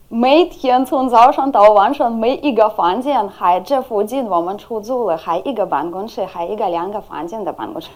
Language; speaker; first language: Chinese; non-native, fluent; Ukrainian